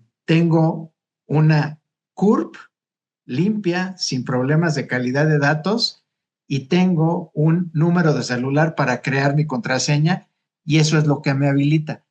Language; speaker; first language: Spanish; native; Spanish